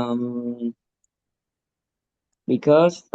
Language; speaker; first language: English; non-native, learner; Vietnamese